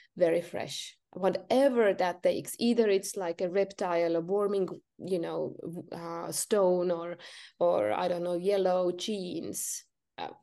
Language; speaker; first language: English; non-native, fluent; Estonian